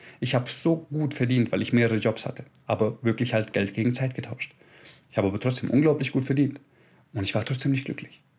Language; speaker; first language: German; early bilingual, other home language; Croatian